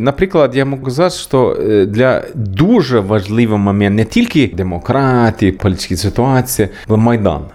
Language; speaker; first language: Ukrainian; non-native, learner; Swedish